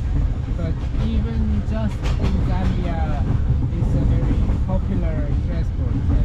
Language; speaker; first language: English; non-native, learner; Korean